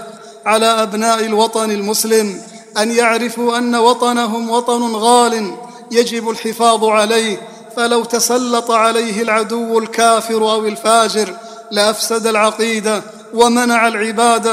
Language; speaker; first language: Arabic; native; Arabic